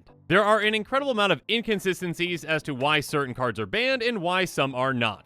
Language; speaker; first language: English; native; English